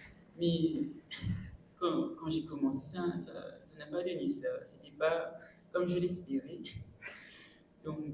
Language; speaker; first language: French; non-native, local second language; Morisyen